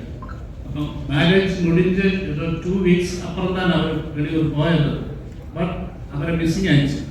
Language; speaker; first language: Tamil; non-native, learner; Malayalam